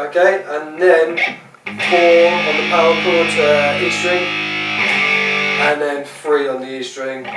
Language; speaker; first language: English; native; English